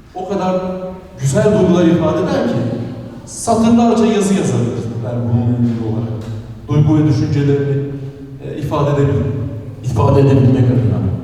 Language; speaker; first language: Turkish; non-native, local second language; Romany